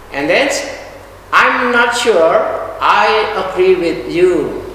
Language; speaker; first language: English; non-native, fluent; Indonesian